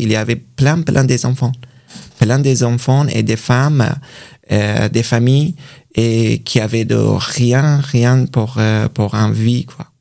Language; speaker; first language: French; non-native, learner; Persian